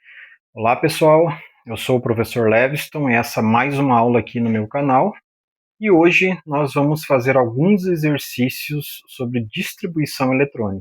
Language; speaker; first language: Portuguese; native; Portuguese